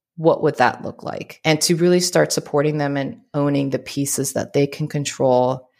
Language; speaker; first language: English; early bilingual, other home language; Filipino